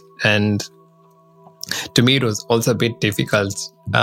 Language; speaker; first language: English; non-native, local second language; Kikuyu